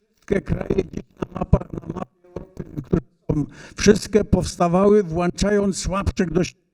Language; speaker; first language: Polish; native; Polish